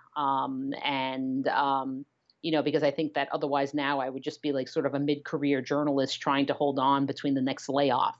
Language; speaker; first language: English; native; English